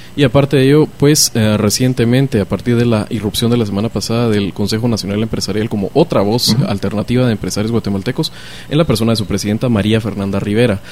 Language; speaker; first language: Spanish; native; Spanish